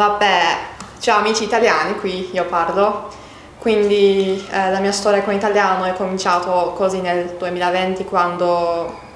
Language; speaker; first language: Italian; non-native, learner; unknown